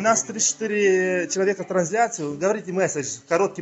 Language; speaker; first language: Russian; non-native, fluent; Italian